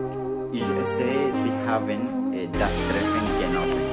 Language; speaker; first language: German; non-native, learner; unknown